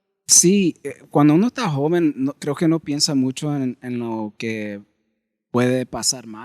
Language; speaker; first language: Spanish; early bilingual, heritage; Spanish